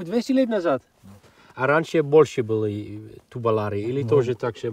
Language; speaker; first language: Russian; non-native, fluent; Dutch